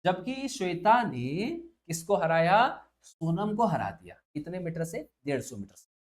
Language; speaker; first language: Hindi; non-native, local second language; Marathi